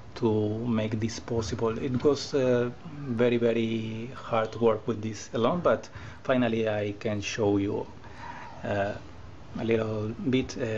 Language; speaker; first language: English; non-native, learner; Spanish